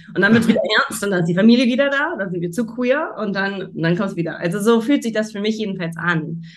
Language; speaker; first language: German; early bilingual, heritage; German